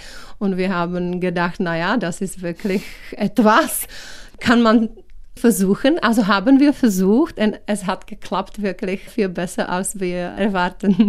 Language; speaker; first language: German; non-native, learner; Czech